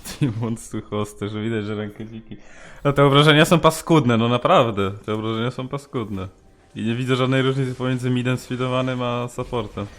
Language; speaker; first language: Polish; native; Polish